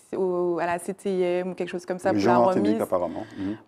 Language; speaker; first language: French; native; French